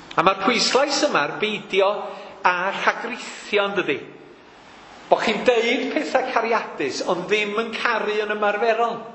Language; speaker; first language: Welsh; native; Welsh